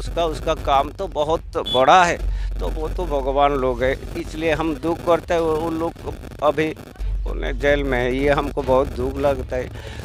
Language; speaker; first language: Hindi; non-native, local second language; Odia